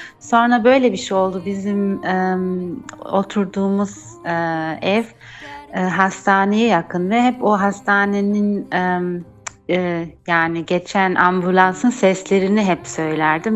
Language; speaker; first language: Turkish; early bilingual, heritage; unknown